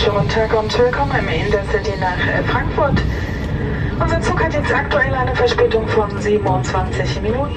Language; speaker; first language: German; native; German